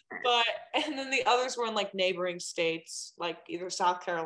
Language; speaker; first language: English; native; English